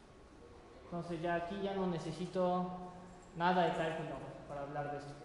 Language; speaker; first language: Spanish; native; Spanish